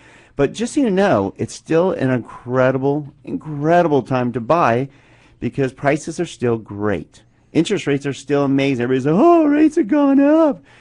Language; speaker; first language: English; native; English